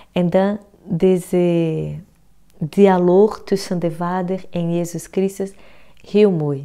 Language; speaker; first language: Dutch; non-native, fluent; Portuguese